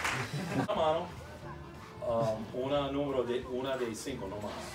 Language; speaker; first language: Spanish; non-native, learner; English